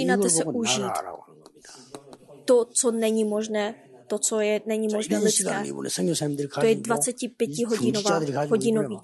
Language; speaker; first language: Czech; non-native, fluent; Korean